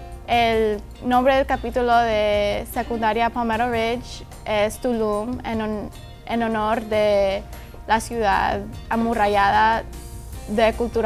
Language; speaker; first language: Spanish; early bilingual, heritage; Spanish